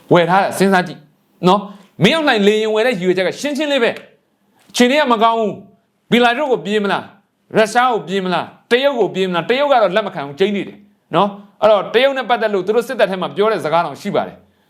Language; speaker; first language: Burmese; non-native, local second language; Mon